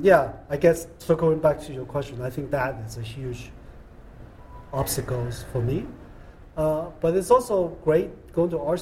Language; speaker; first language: English; non-native, local second language; Cantonese